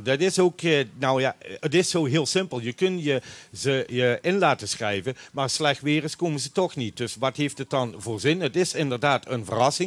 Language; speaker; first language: Dutch; native; Dutch